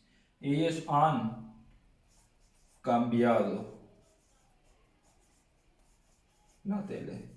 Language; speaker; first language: Spanish; non-native, fluent; Urdu